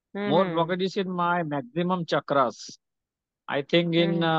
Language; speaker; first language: Hindi; non-native, local second language; Gujarati